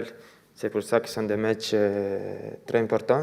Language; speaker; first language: French; non-native, fluent; Italian